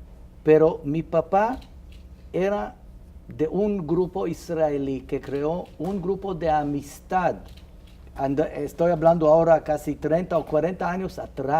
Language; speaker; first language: Spanish; non-native, fluent; Hebrew